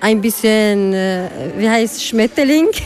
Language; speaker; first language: German; non-native, learner; Albanian